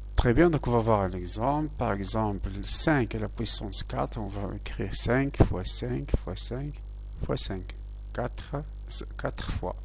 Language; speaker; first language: French; non-native, local second language; Arabic